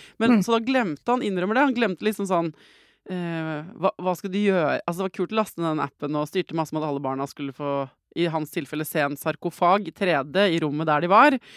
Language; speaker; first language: Norwegian; native; Norwegian